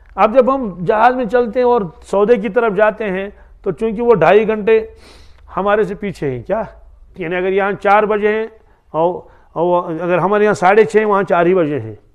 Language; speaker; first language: Hindi; non-native, local second language; Kashmiri